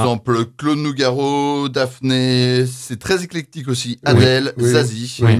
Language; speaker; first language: French; native; French